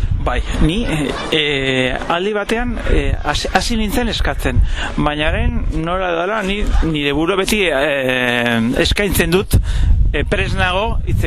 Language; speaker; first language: Basque; non-native, fluent; Spanish